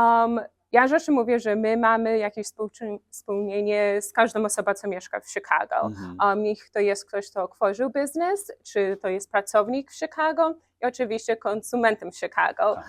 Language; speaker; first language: Polish; early bilingual, heritage; Polish